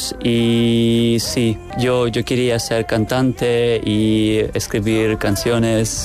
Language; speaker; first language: Spanish; non-native, learner; Ukrainian